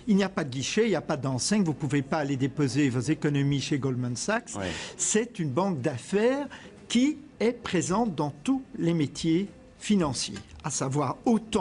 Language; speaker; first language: French; native; French